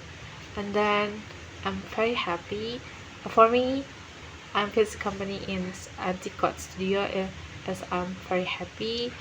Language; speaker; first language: English; non-native, learner; Indonesian